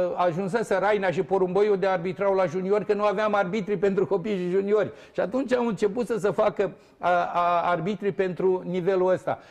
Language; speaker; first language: Romanian; native; Romanian